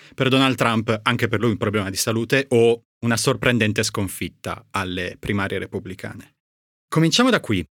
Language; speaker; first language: Italian; native; Italian